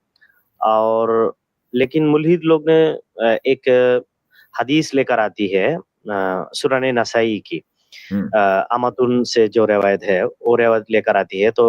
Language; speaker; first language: Hindi; non-native, learner; Bangla